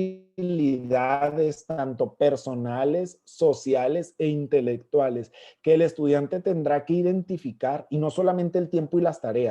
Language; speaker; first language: Spanish; native; Spanish